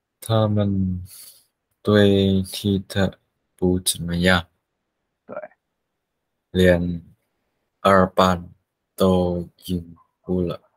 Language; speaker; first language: Chinese; non-native, learner; Vietnamese